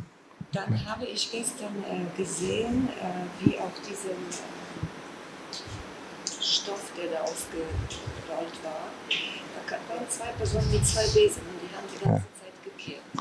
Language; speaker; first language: German; non-native, fluent; Polish